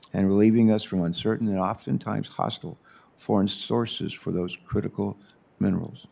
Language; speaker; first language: English; native; English